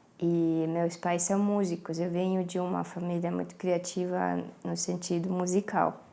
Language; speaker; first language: Portuguese; non-native, fluent; Estonian